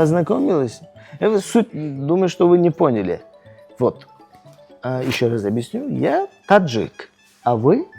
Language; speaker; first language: Russian; non-native, local second language; Tajik